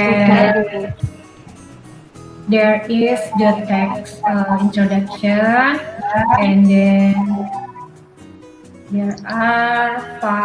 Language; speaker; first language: English; non-native, learner; Indonesian